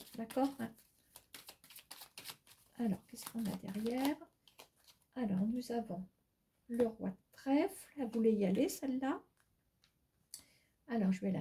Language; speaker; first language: French; native; French